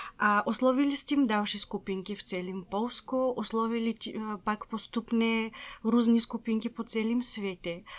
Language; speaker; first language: Czech; non-native, fluent; Bulgarian